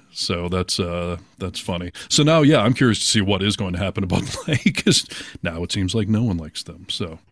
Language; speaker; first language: English; native; English